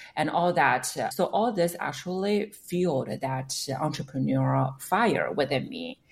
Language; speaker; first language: English; non-native, fluent; Chinese